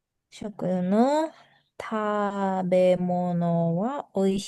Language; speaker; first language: Japanese; non-native, learner; Indonesian